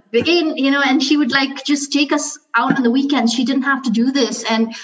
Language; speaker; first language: English; non-native, local second language; Urdu